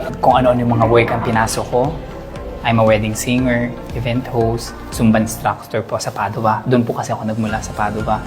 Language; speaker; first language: Filipino; native; Filipino